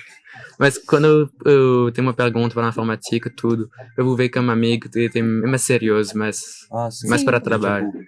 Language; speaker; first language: Portuguese; non-native, learner; French